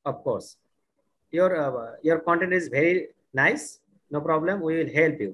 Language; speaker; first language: English; non-native, learner; Bangla